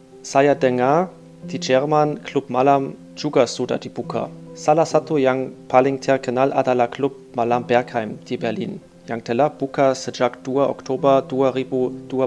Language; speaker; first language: Indonesian; non-native, fluent; German